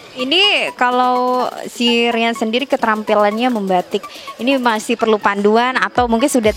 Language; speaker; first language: Indonesian; native; Indonesian